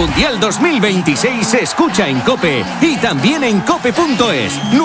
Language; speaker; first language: Spanish; native; Spanish